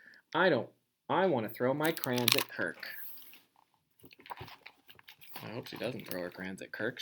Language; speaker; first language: English; native; English